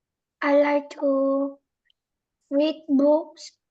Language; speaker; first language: English; non-native, learner; Vietnamese